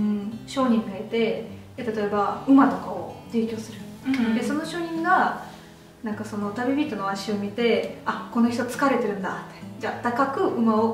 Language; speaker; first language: Japanese; non-native, fluent; Russian